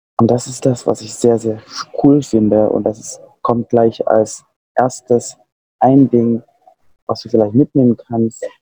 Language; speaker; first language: German; non-native, fluent; Sundanese